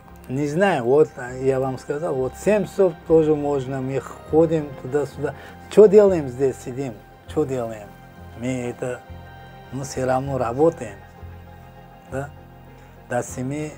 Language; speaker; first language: Russian; non-native, learner; Uzbek